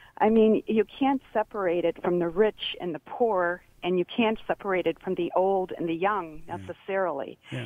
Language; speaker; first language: English; native; English